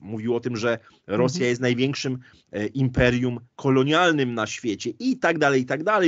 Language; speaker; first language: Polish; native; Polish